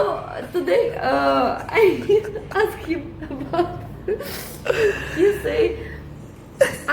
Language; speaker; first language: English; non-native, learner; Russian